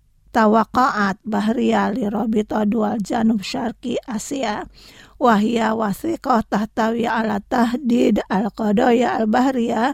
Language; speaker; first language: Arabic; non-native, fluent; Indonesian